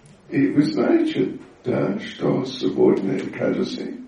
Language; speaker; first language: Russian; non-native, learner; English